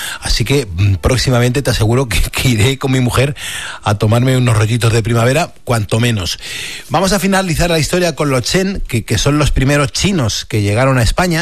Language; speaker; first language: Spanish; native; Spanish